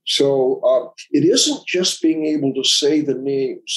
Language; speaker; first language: English; native; English